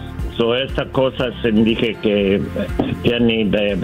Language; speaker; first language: Spanish; non-native, learner; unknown